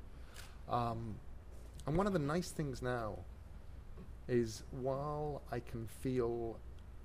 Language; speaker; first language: English; native; English